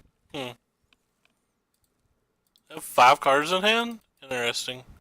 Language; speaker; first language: English; native; English